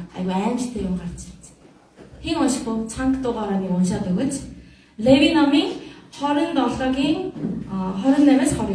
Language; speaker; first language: Mongolian; non-native, fluent; Korean